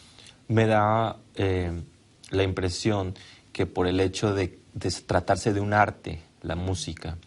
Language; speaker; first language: Spanish; native; Spanish